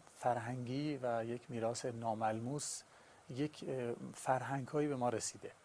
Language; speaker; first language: Persian; non-native, local second language; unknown